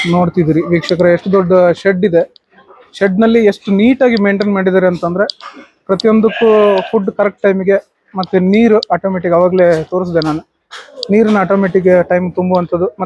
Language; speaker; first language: Kannada; native; Kannada